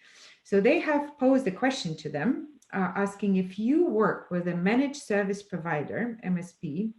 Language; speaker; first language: English; non-native, fluent; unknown